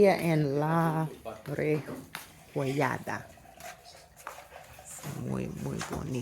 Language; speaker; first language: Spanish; non-native, learner; English